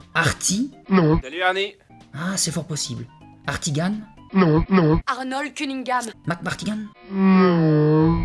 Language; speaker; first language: French; native; French